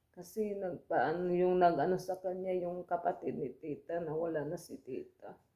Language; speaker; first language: Filipino; non-native, local second language; Cebuano